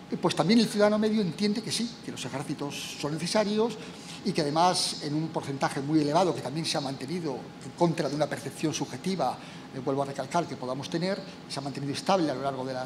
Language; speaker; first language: Spanish; native; Spanish